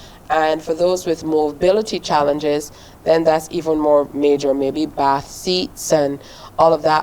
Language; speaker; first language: English; native; English